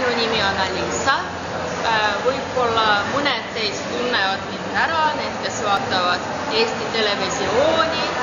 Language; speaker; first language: Estonian; non-native, local second language; Russian